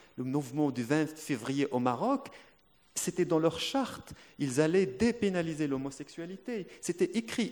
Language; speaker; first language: French; non-native, local second language; Arabic